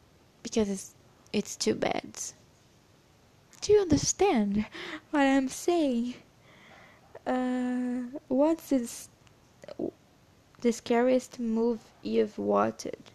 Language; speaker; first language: English; non-native, learner; Portuguese